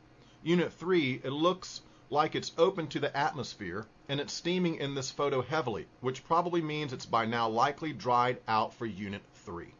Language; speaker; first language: English; native; English